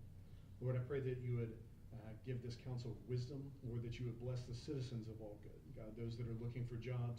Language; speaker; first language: English; native; English